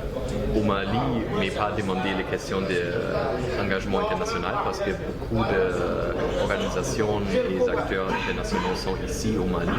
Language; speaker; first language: French; non-native, learner; German